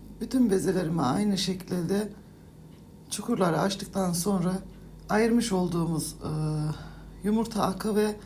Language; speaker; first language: Turkish; native; Turkish